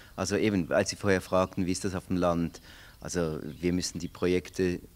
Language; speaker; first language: German; native; German